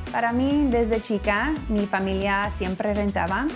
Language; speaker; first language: Spanish; early bilingual, heritage; Spanish